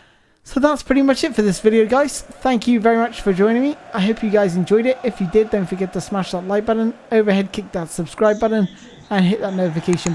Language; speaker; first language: English; native; English